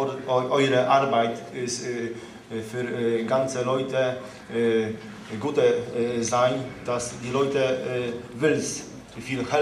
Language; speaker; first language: German; non-native, learner; Polish